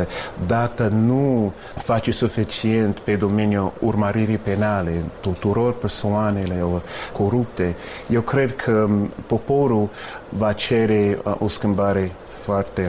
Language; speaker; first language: Romanian; non-native, fluent; English